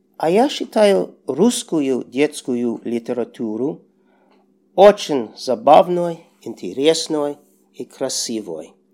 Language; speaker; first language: Russian; non-native, learner; English